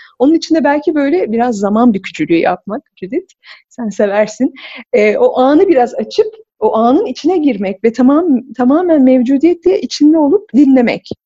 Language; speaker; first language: Turkish; native; Turkish